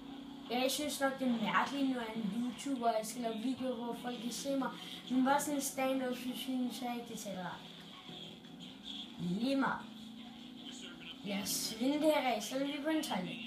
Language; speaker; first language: Danish; native; Danish